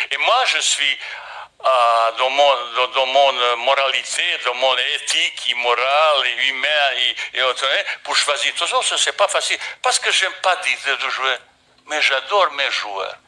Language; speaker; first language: French; non-native, fluent; Bosnian